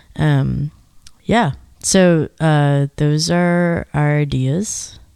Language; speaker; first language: English; native; English